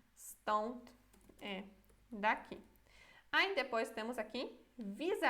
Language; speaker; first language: Portuguese; non-native, fluent; Polish